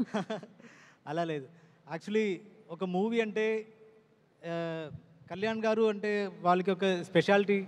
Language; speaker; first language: Telugu; non-native, learner; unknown